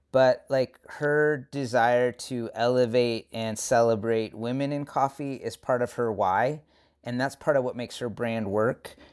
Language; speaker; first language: English; native; English